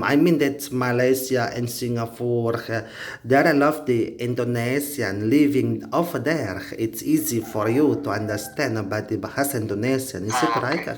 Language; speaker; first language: English; non-native, learner; Indonesian